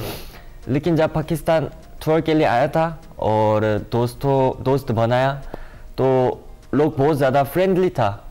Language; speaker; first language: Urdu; non-native, learner; Korean